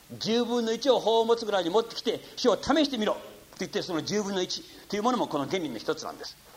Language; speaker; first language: Japanese; non-native, fluent; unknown